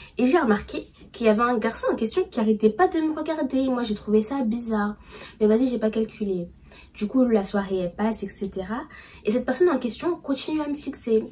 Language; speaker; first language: French; early bilingual, other home language; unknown